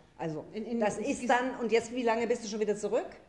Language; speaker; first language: German; native; German